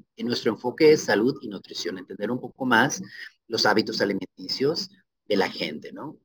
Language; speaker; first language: Spanish; native; Spanish